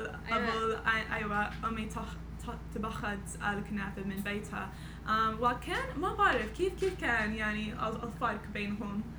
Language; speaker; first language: Arabic; non-native, learner; English